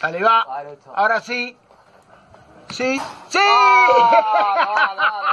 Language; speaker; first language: Italian; non-native, learner; Spanish